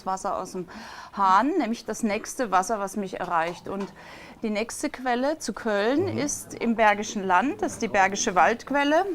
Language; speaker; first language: German; native; German